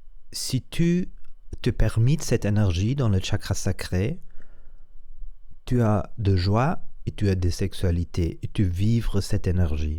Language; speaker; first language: French; non-native, learner; Spanish